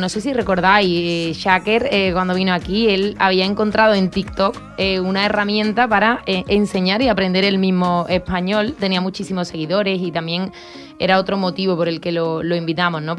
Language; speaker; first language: Spanish; native; Spanish